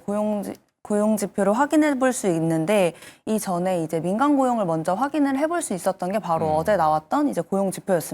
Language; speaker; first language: Korean; native; Korean